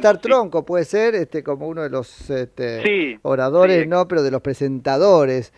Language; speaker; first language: Spanish; native; Spanish